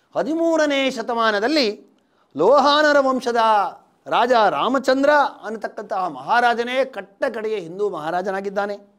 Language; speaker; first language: Kannada; native; Kannada